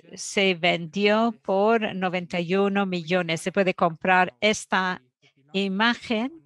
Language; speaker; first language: Spanish; non-native, fluent; Dutch